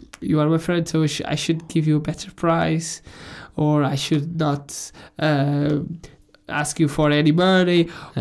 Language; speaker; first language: English; non-native, fluent; Portuguese